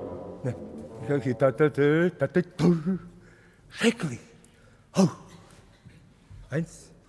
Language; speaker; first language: German; non-native, fluent; Latvian